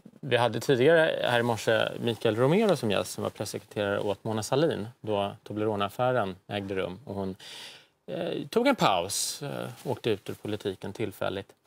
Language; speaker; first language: Swedish; native; Swedish